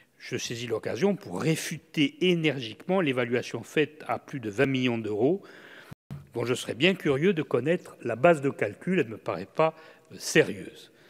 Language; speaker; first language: French; native; French